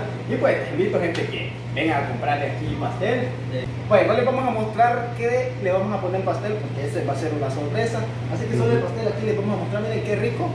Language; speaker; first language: Spanish; native; Spanish